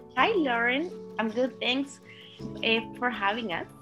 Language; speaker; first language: English; non-native, fluent; Spanish